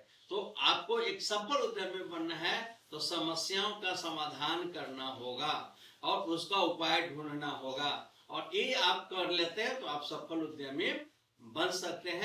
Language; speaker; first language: Hindi; native; Hindi